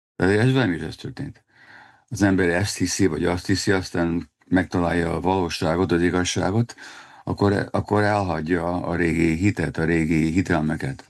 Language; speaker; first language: Hungarian; native; Hungarian